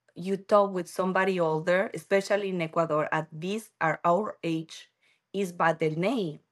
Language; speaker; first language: English; non-native, learner; Spanish